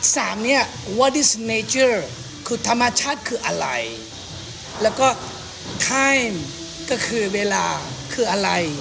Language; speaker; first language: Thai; early bilingual, other home language; Hindi